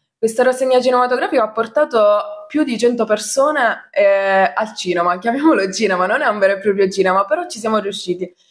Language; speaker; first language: Italian; native; Italian